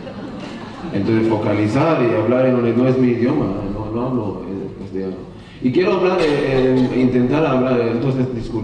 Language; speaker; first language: Spanish; non-native, learner; Hebrew